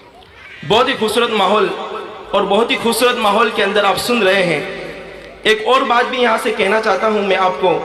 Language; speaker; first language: Hindi; native; Hindi